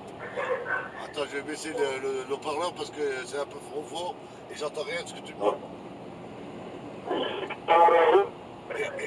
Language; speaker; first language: French; native; French